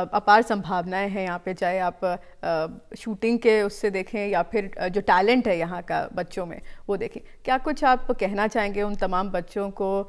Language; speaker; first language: Hindi; native; Hindi